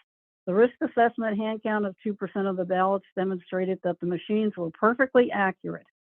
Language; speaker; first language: English; native; English